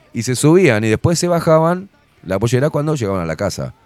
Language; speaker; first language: Spanish; native; Spanish